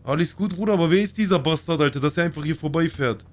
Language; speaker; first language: German; early bilingual, other home language; Turkish